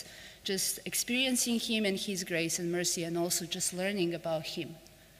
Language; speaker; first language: English; non-native, fluent; Serbian